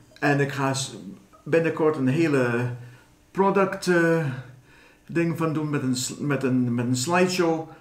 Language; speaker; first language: Dutch; non-native, fluent; English